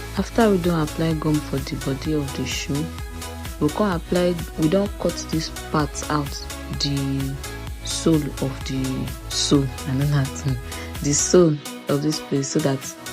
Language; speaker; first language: Nigerian Pidgin; native; Nigerian Pidgin